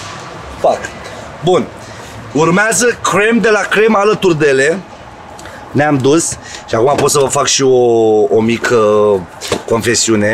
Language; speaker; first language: Romanian; native; Romanian